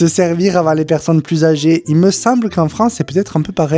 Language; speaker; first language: French; native; French